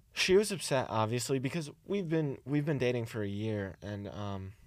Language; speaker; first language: English; early bilingual, other home language; Italian